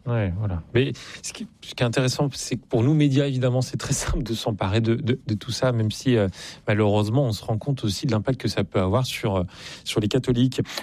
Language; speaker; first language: French; native; French